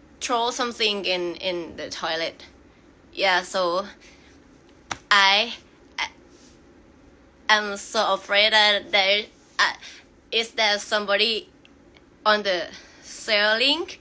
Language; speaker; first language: English; non-native, learner; Thai